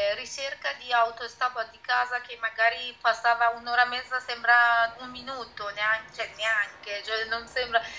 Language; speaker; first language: Italian; non-native, fluent; Persian